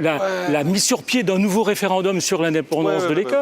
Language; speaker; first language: French; native; French